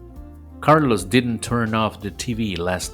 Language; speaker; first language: English; non-native, fluent; Spanish